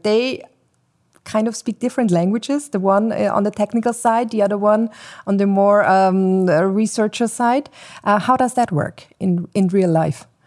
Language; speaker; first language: English; non-native, fluent; German